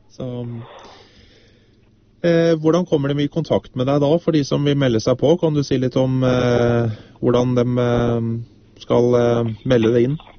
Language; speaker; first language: Norwegian; native; Norwegian